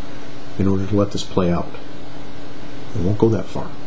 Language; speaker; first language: English; native; English